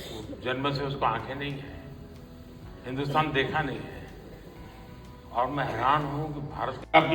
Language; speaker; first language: Hindi; native; Hindi